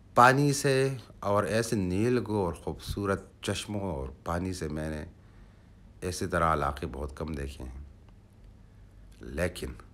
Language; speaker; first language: Urdu; non-native, local second language; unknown